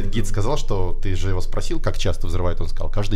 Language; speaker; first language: Russian; native; Russian